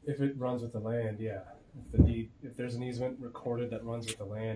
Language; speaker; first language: English; native; English